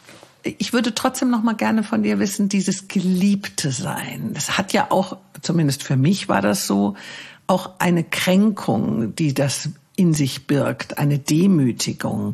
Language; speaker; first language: German; native; German